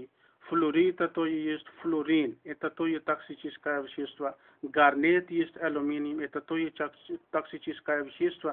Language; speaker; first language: Russian; non-native, learner; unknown